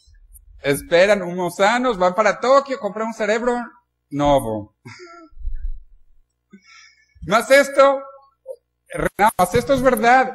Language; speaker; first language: Spanish; non-native, learner; Portuguese